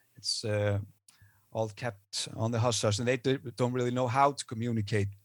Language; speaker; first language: English; non-native, fluent; Icelandic